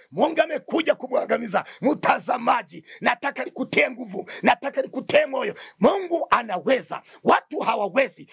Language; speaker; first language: Swahili; non-native, local second language; Kinyarwanda